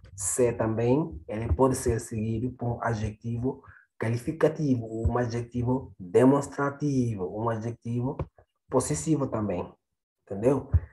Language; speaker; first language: Portuguese; non-native, fluent; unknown